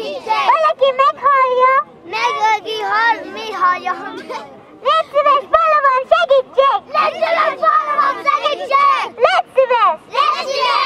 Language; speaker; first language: Hungarian; non-native, learner; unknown